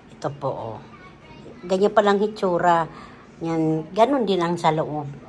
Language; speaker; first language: Filipino; native; Filipino